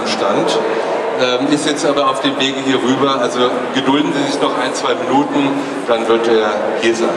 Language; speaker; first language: German; native; German